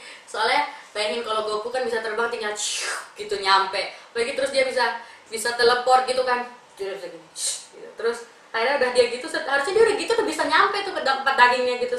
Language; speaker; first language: Indonesian; native; Indonesian